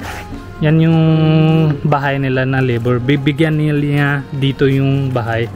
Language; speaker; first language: Filipino; non-native, learner; Hindi